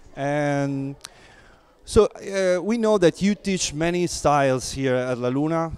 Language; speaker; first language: English; non-native, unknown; Italian